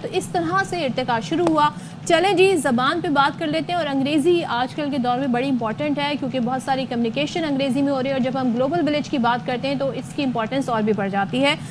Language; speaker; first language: Urdu; native; Urdu